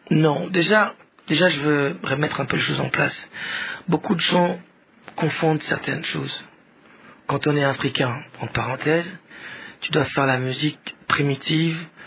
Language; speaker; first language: French; non-native, local second language; Swahili